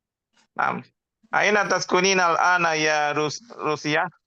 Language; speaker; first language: Arabic; non-native, learner; Indonesian